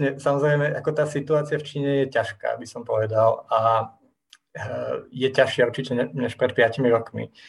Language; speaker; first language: Slovak; native; Slovak